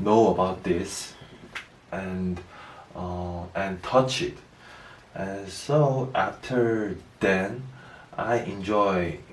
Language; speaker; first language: English; non-native, learner; Korean